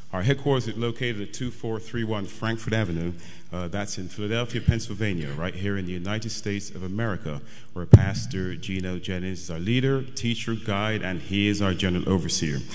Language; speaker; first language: English; native; English